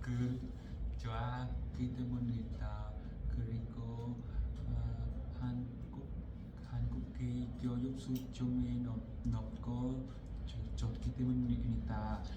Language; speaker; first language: Korean; non-native, learner; Vietnamese